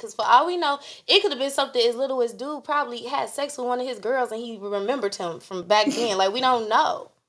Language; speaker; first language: English; native; English